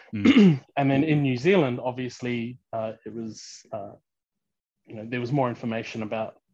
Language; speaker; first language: English; early bilingual, other home language; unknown